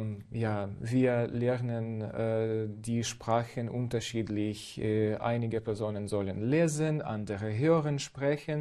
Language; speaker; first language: German; non-native, fluent; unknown